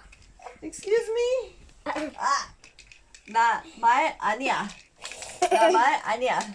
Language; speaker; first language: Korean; non-native, learner; Bulgarian